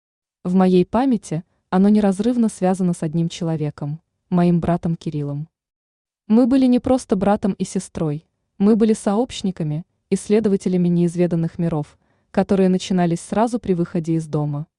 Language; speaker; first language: Russian; native; Russian